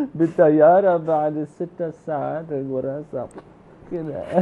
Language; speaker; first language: Arabic; non-native, learner; German